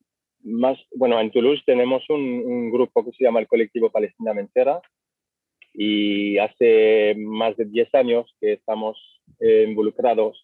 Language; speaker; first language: Spanish; non-native, fluent; French